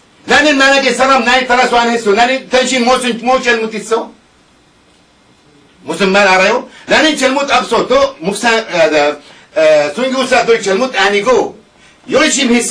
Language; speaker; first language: Korean; non-native, learner; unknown